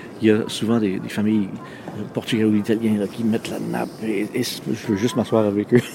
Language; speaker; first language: French; non-native, local second language; English